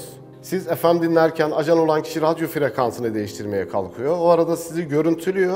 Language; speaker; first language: Turkish; native; Turkish